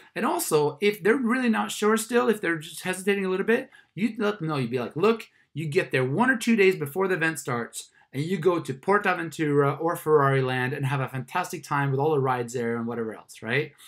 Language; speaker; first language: English; non-native, fluent; Swedish